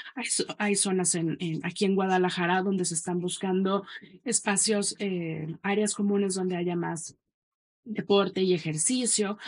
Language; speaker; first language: Spanish; native; Spanish